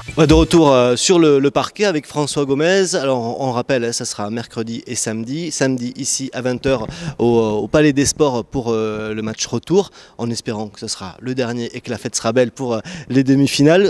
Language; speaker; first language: French; native; French